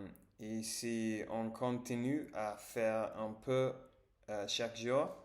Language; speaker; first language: French; non-native, learner; English